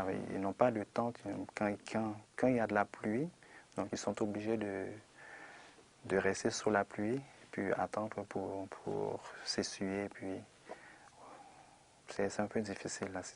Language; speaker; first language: French; non-native, local second language; Haitian Creole